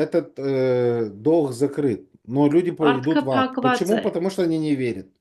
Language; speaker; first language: Russian; native; Russian